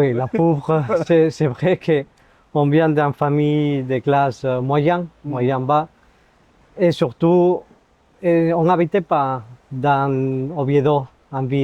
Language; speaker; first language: French; non-native, fluent; Spanish